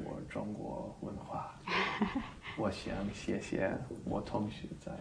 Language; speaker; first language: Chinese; non-native, learner; English